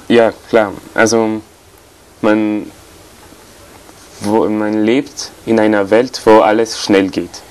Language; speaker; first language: German; non-native, fluent; French